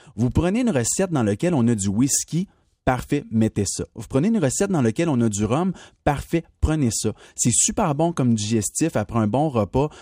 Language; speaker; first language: French; native; French